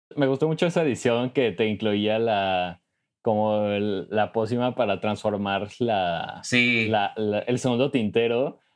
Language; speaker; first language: Spanish; native; Spanish